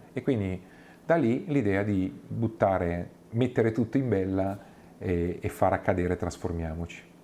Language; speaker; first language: Italian; native; Italian